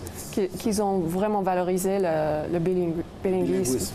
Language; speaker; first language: French; non-native, local second language; English